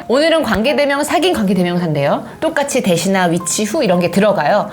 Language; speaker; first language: Korean; native; Korean